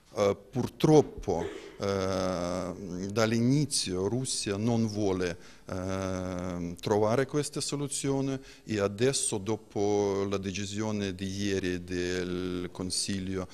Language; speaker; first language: Italian; non-native, learner; Ukrainian